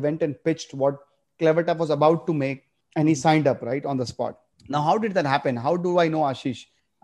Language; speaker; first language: English; non-native, local second language; Gujarati